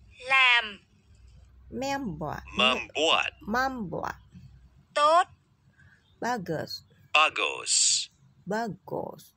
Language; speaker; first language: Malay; non-native, learner; Vietnamese